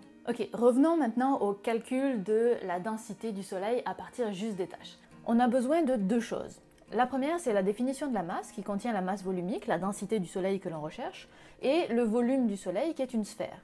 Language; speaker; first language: French; native; French